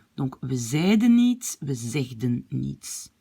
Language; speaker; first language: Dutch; non-native, fluent; French